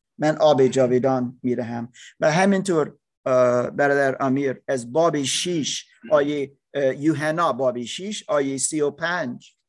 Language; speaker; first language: Persian; non-native, learner; English